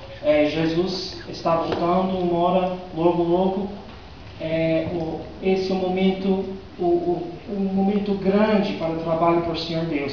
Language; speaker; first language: Portuguese; non-native, fluent; English